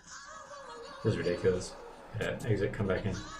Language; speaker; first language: English; native; English